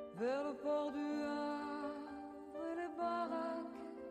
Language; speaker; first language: French; native; French